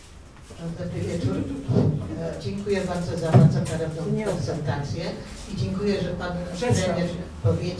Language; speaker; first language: Polish; early bilingual, heritage; Polish